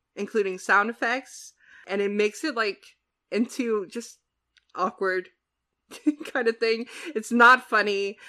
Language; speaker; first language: English; native; English